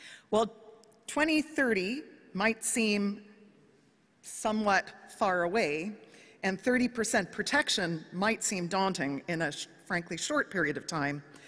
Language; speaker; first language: English; native; English